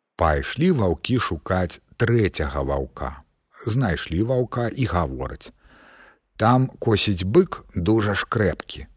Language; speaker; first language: Belarusian; native; Belarusian